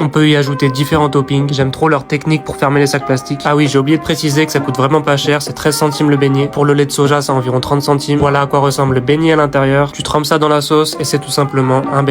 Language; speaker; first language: French; native; French